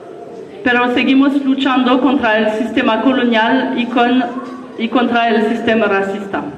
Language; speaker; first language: Spanish; non-native, learner; French